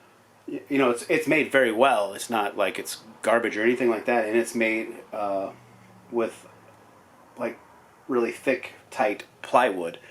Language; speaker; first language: English; native; English